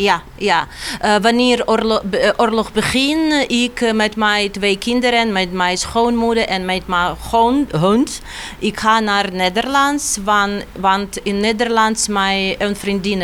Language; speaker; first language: Dutch; non-native, learner; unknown